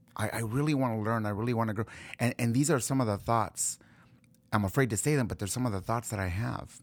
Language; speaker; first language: English; early bilingual, other home language; Spanish